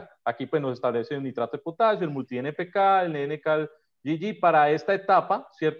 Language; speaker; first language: Spanish; native; Spanish